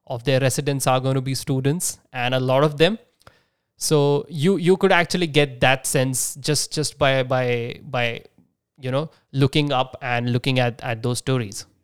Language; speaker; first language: English; non-native, local second language; Marathi